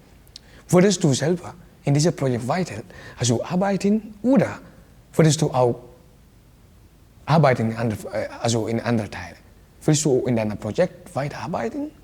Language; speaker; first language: German; non-native, learner; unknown